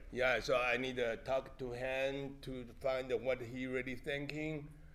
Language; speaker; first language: English; non-native, learner; Chinese